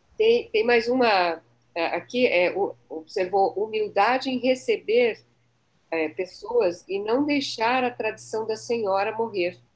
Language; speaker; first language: Portuguese; native; Portuguese